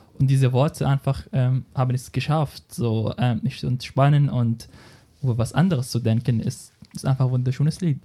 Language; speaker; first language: German; non-native, fluent; Arabic